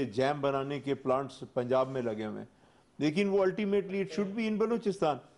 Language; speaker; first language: Urdu; non-native, local second language; Pashto